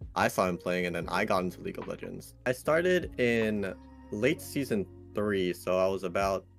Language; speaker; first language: English; native; English